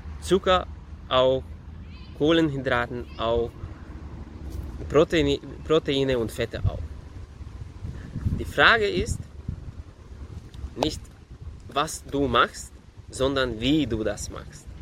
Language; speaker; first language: German; non-native, fluent; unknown